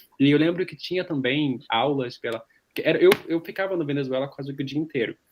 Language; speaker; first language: Portuguese; native; Portuguese